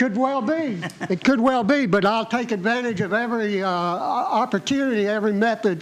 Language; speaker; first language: English; native; English